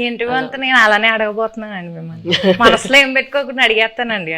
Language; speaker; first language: Telugu; native; Telugu